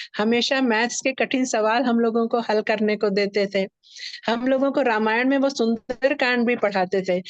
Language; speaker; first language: Hindi; native; Hindi